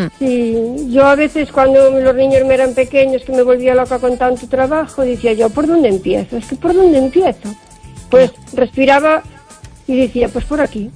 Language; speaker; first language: Spanish; native; Spanish